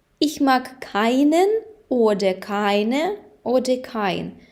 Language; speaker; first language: German; non-native, fluent; Ukrainian